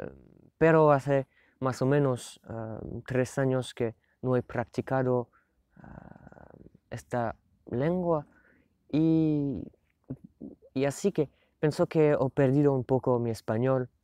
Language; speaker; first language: Spanish; non-native, learner; French